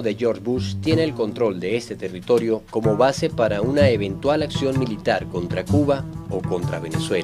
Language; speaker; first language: Spanish; native; Spanish